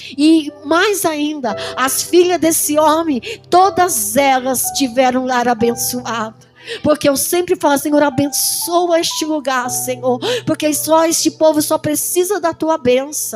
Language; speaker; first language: Portuguese; native; Portuguese